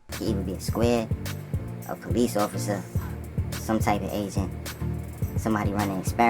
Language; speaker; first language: English; native; English